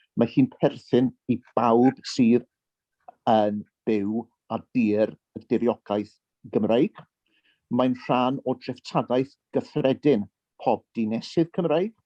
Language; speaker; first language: Welsh; early bilingual, heritage; Welsh